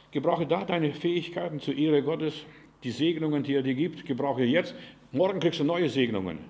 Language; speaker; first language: German; non-native, fluent; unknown